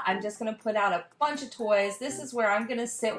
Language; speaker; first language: English; native; English